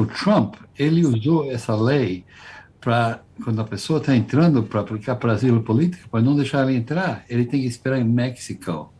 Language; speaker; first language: Portuguese; non-native, fluent; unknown